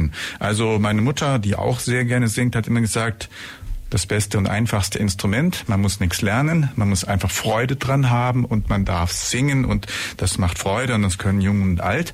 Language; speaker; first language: German; native; German